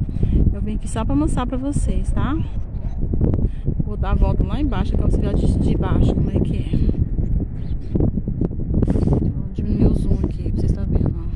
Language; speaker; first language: Portuguese; native; Portuguese